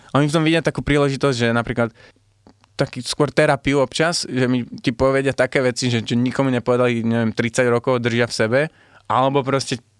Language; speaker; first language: Slovak; early bilingual, heritage; Arabic